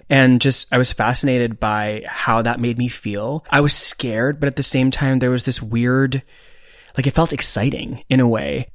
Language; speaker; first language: English; non-native, local second language; Hindi